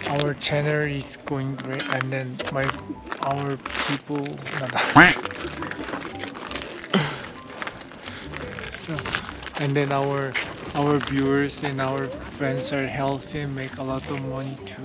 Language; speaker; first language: English; native; English